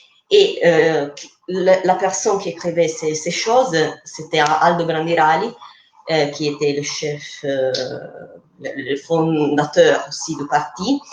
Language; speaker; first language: French; non-native, fluent; Italian